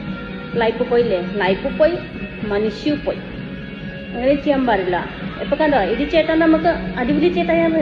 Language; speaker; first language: Malayalam; non-native, learner; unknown